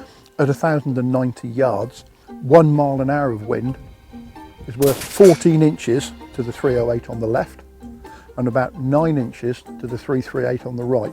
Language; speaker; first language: English; native; English